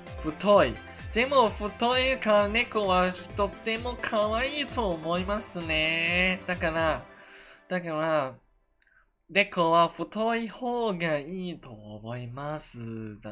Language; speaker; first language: Japanese; non-native, learner; Cantonese